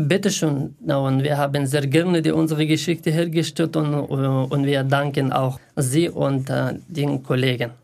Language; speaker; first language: German; non-native, learner; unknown